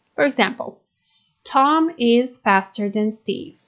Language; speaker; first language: English; non-native, fluent; Macedonian